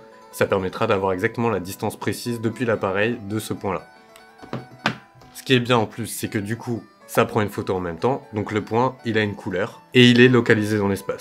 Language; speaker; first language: French; native; French